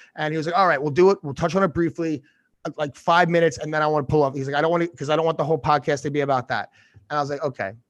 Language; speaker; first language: English; native; English